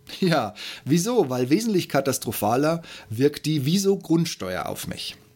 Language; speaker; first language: German; native; German